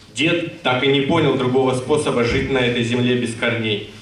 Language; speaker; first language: Russian; native; Russian